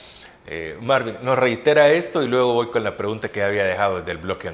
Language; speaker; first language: Spanish; native; Spanish